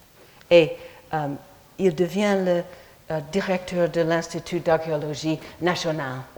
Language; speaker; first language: French; non-native, fluent; English